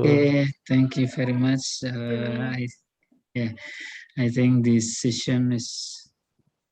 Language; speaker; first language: English; non-native, learner; Indonesian